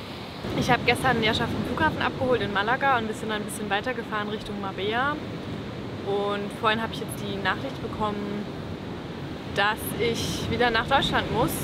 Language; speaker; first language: German; native; German